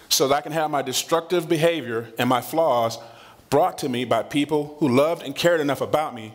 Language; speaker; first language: English; native; English